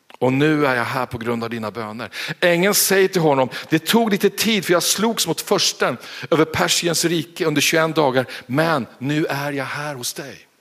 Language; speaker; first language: Swedish; native; Swedish